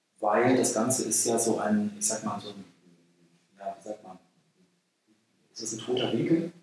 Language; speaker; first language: German; native; German